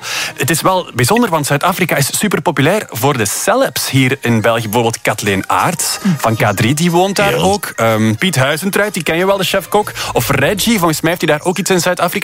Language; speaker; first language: Dutch; native; Dutch